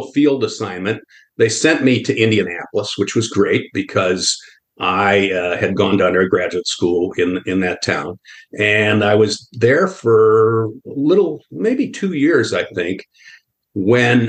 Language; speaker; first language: English; native; English